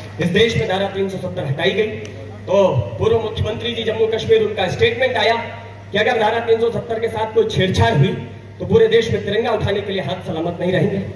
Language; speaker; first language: Hindi; native; Hindi